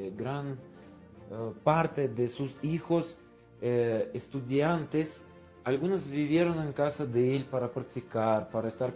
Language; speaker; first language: Spanish; non-native, fluent; Russian